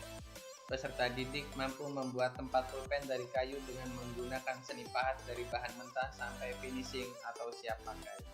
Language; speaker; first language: Indonesian; native; Indonesian